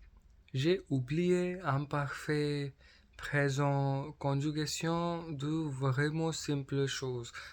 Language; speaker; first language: French; non-native, learner; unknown